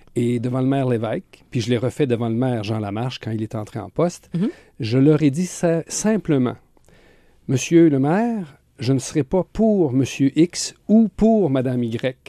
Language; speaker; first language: French; native; French